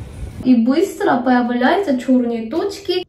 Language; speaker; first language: Russian; non-native, fluent; Korean